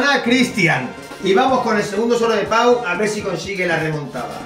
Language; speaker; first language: Spanish; native; Spanish